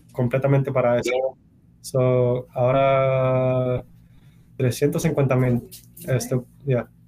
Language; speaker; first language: Spanish; early bilingual, heritage; Spanish